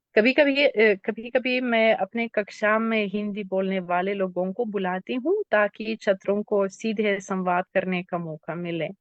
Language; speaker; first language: Hindi; non-native, fluent; Lithuanian